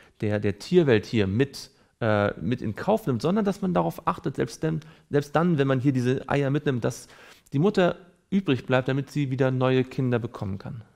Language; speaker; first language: German; native; German